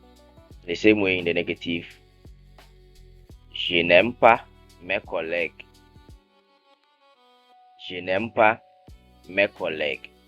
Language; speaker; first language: French; non-native, fluent; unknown